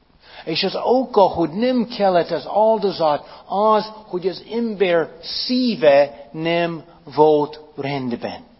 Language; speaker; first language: Hungarian; non-native, fluent; English